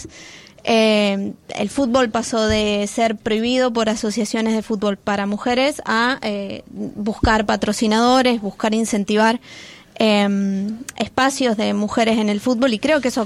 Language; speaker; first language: Spanish; native; Spanish